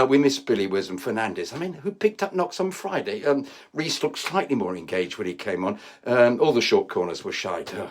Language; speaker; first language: English; native; English